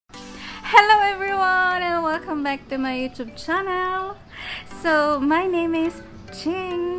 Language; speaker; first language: English; non-native, local second language; Filipino